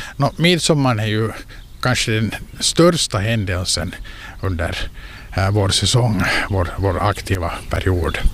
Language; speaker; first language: Swedish; native; Swedish